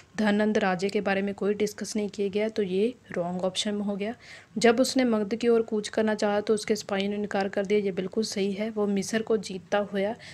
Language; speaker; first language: Hindi; non-native, local second language; Punjabi